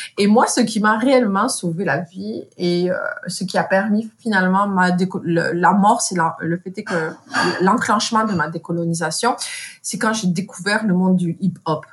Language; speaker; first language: French; native; French